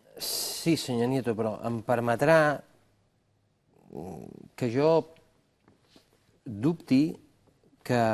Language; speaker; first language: Catalan; native; Catalan